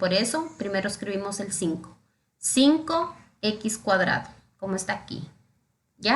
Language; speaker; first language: Spanish; native; Spanish